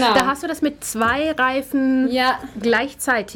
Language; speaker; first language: German; native; German